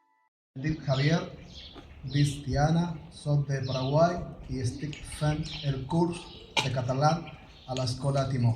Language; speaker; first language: Catalan; non-native, learner; Spanish